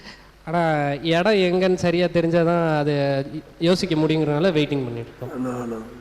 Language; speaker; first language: Tamil; native; Tamil